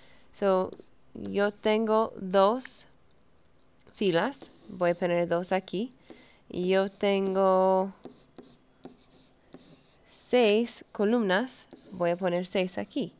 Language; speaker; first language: Spanish; early bilingual, heritage; Spanish